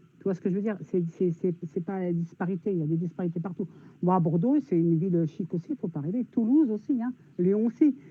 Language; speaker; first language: French; native; French